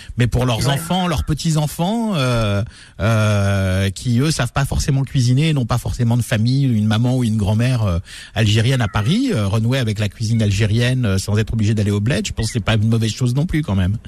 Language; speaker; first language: French; native; French